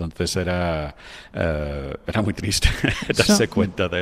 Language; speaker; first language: Spanish; non-native, fluent; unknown